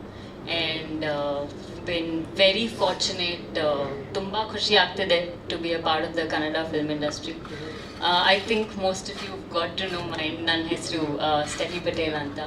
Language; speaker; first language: Kannada; non-native, learner; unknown